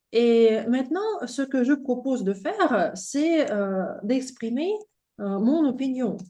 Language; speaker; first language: French; non-native, fluent; Russian